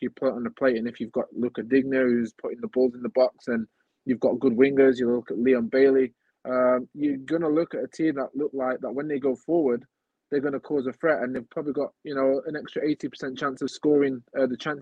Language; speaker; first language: English; native; English